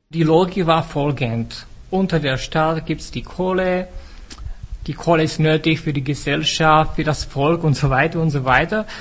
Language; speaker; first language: German; non-native, fluent; Czech